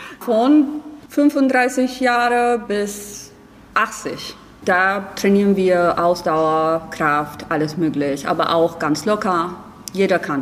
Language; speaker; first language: German; non-native, fluent; Spanish